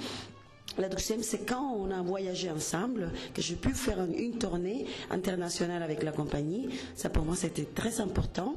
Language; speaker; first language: French; non-native, fluent; Spanish